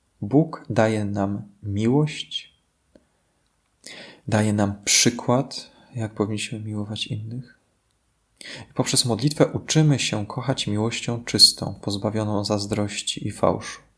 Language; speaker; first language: Polish; native; Polish